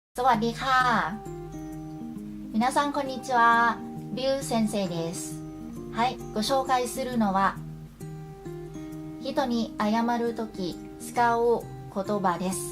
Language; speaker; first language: Japanese; non-native, fluent; Thai